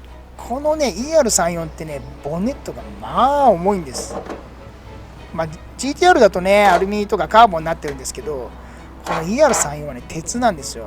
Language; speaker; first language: Japanese; native; Japanese